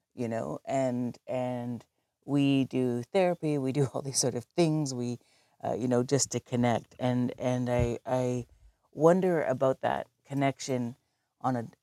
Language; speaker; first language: English; native; English